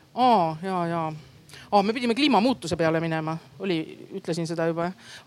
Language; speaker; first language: Estonian; native; Estonian